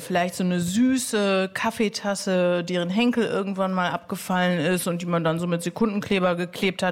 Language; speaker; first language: German; native; German